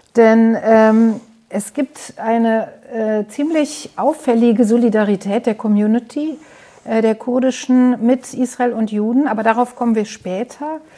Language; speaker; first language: German; native; German